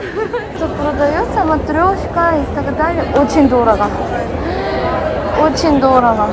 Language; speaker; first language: Russian; non-native, fluent; Korean